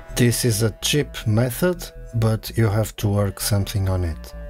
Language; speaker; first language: English; non-native, fluent; Portuguese